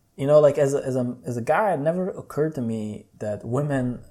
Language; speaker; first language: English; non-native, fluent; Hebrew